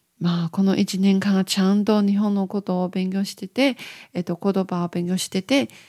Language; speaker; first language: Japanese; non-native, learner; Chinese